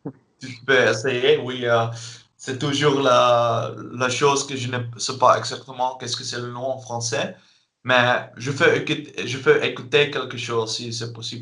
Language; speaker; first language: French; non-native, learner; Dutch